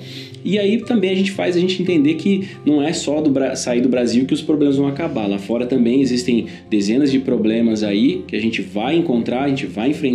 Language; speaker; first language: Portuguese; native; Portuguese